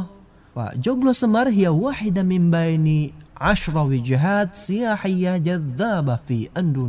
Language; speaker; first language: Arabic; non-native, fluent; Indonesian